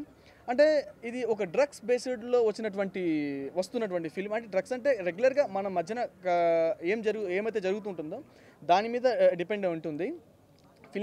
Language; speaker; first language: Telugu; native; Telugu